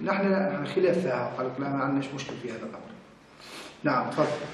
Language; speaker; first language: Arabic; native; Arabic